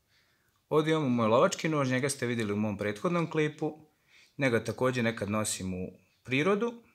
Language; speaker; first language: Serbian; native; Serbian